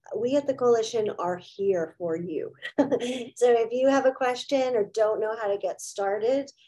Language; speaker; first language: English; native; English